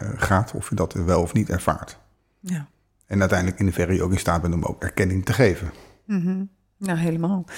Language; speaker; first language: Dutch; native; Dutch